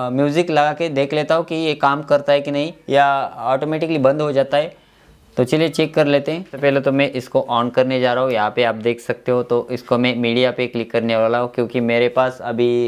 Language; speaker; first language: Hindi; non-native, local second language; Marathi